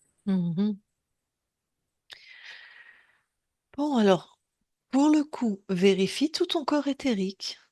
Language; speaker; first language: French; native; French